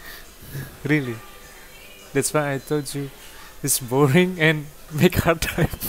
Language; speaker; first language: English; non-native, learner; Indonesian